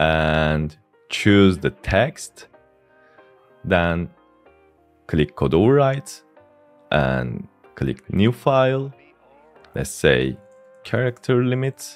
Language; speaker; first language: English; non-native, fluent; Turkish